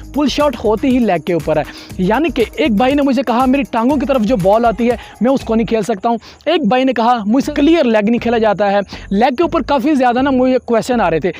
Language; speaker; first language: Urdu; non-native, local second language; Punjabi